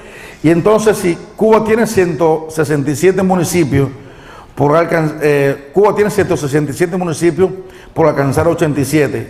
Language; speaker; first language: Spanish; native; Spanish